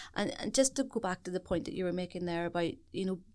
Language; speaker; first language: English; native; English